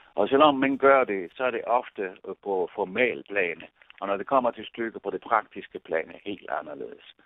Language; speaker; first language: Danish; non-native, fluent; Italian